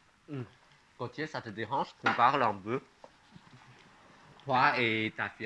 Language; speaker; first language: French; non-native, fluent; Chinese